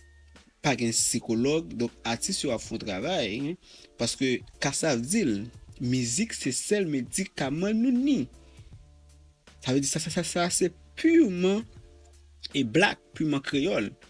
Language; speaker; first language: Haitian Creole; native; Haitian Creole